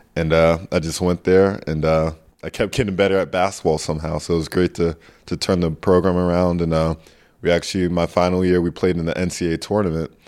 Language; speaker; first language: English; native; English